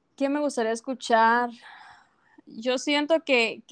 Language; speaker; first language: Spanish; native; Spanish